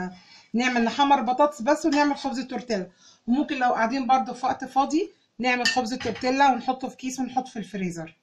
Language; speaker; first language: Arabic; native; Arabic